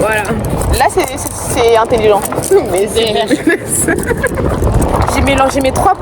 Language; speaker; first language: French; native; French